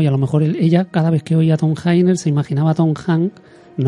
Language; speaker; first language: Spanish; native; Spanish